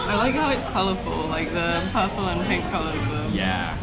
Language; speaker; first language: English; native; English